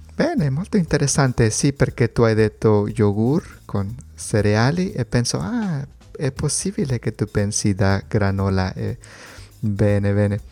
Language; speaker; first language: Italian; non-native, learner; Spanish